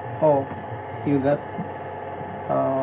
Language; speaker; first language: English; non-native, learner; Japanese